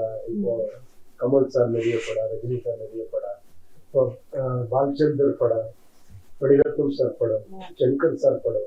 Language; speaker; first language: Tamil; non-native, learner; Kannada